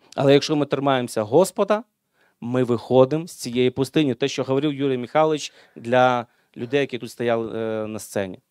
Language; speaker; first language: Ukrainian; non-native, local second language; Russian